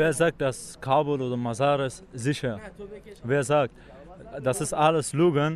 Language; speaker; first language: German; non-native, fluent; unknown